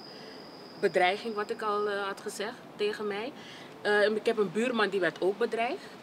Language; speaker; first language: Dutch; non-native, fluent; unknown